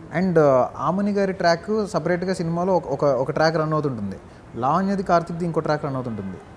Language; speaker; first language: Telugu; native; Telugu